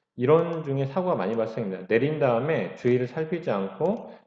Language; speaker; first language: Korean; native; Korean